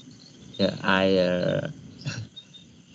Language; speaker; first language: English; non-native, learner; Vietnamese